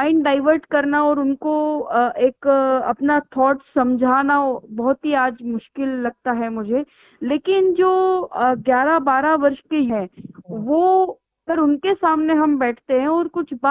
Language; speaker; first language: Hindi; native; Hindi